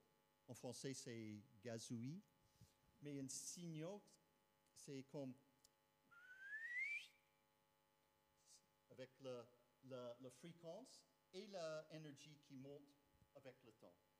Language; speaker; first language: French; non-native, fluent; English